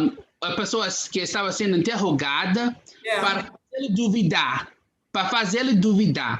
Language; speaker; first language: Portuguese; non-native, fluent; English